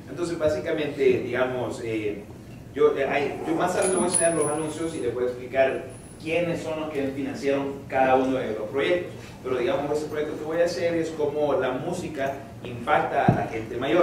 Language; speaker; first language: Spanish; native; Spanish